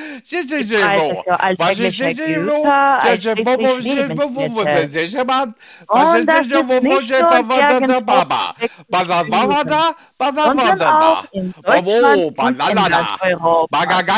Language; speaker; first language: German; non-native, fluent; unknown